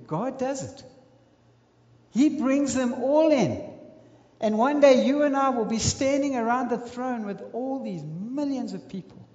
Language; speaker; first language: English; native; English